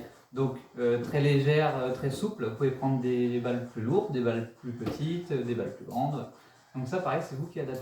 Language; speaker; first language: French; native; French